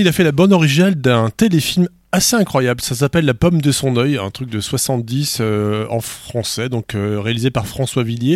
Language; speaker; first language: French; native; French